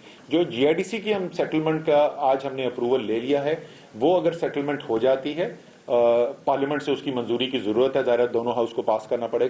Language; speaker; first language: Urdu; native; Urdu